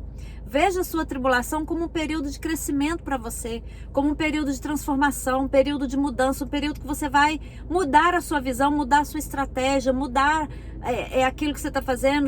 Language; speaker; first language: Portuguese; native; Portuguese